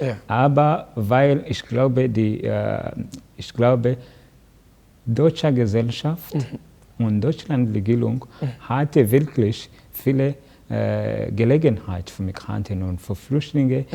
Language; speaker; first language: German; non-native, learner; Kinyarwanda